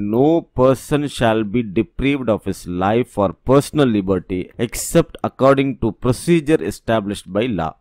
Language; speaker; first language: English; non-native, local second language; Tamil